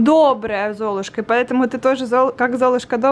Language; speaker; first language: Russian; native; Russian